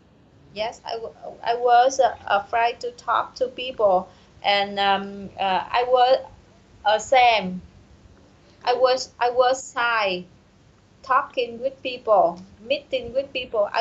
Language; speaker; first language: English; non-native, learner; Vietnamese